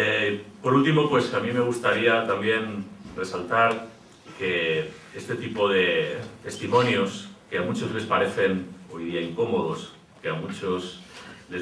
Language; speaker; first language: Spanish; native; Spanish